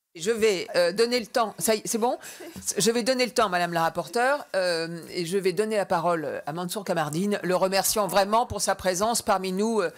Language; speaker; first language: French; native; French